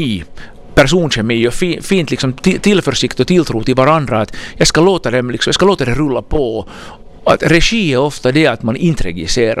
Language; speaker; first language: Swedish; native; Swedish